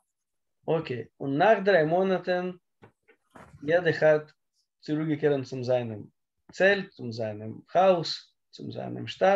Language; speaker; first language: German; non-native, learner; Russian